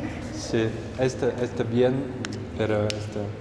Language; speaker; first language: Spanish; non-native, learner; Russian